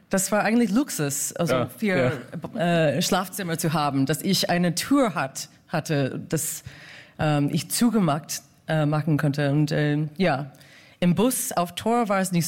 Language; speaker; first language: German; non-native, fluent; English